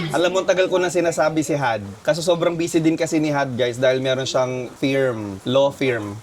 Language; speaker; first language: Filipino; non-native, local second language; Pampanga